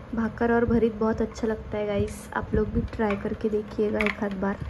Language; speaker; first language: Hindi; non-native, local second language; Marathi